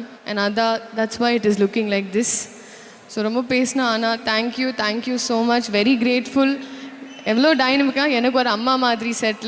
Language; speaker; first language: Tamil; non-native, learner; Telugu